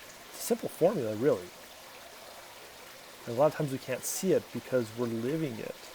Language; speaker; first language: English; native; English